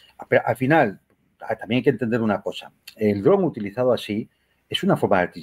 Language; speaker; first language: Spanish; native; Spanish